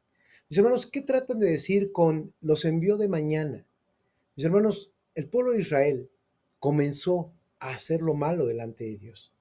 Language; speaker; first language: Spanish; native; Spanish